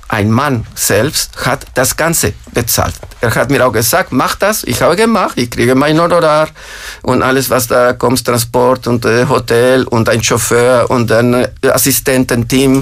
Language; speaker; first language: German; non-native, fluent; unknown